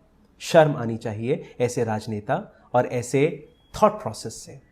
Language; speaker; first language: Hindi; native; Hindi